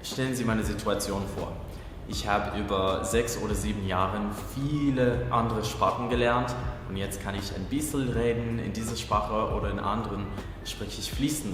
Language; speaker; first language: German; non-native, fluent; English